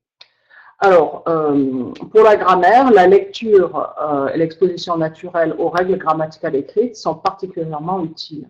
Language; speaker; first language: French; native; French